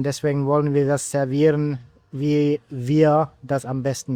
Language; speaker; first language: German; non-native, fluent; Finnish